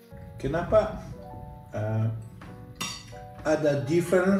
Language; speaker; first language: Indonesian; non-native, learner; French